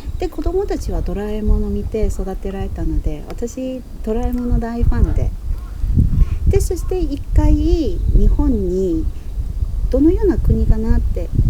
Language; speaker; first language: Japanese; non-native, fluent; Chinese